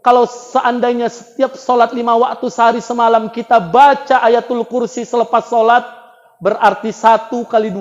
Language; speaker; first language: Indonesian; native; Indonesian